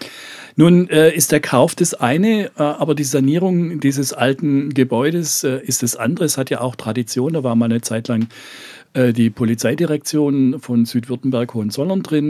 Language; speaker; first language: German; native; German